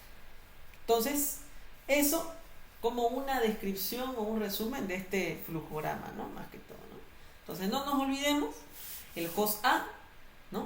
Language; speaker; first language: Spanish; native; Spanish